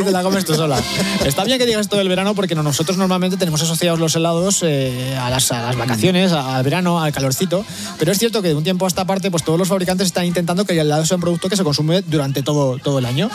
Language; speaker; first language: Spanish; native; Spanish